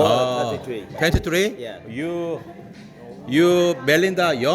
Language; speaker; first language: English; non-native, learner; Korean